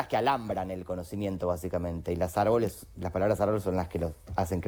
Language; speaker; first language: Spanish; native; Spanish